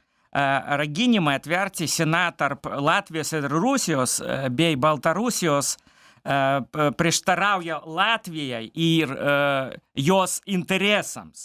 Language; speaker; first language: Lithuanian; non-native, learner; Belarusian